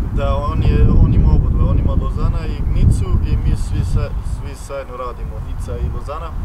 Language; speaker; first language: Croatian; early bilingual, heritage; Bosnian